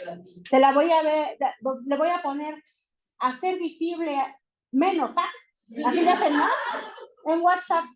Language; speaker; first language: Spanish; native; Spanish